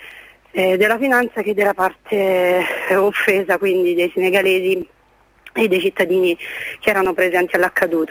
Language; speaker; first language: Italian; native; Italian